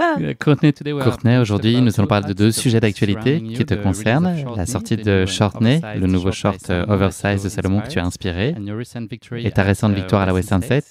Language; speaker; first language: French; native; French